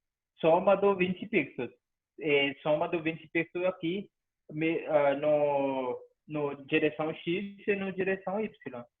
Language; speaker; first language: Portuguese; non-native, fluent; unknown